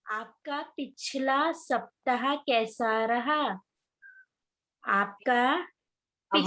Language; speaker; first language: Hindi; native; Hindi